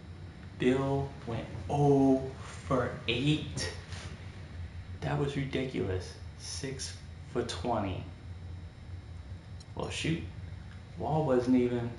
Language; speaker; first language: English; native; English